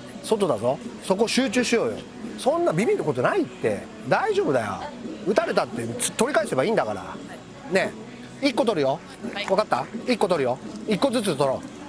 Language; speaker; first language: Japanese; native; Japanese